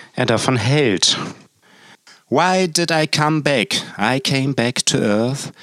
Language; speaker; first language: German; native; German